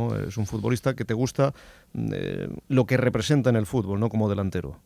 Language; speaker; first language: Spanish; native; Spanish